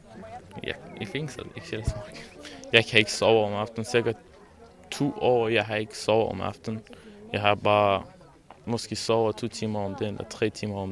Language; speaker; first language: Danish; non-native, learner; Persian